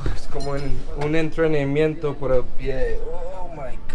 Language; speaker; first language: Spanish; non-native, learner; English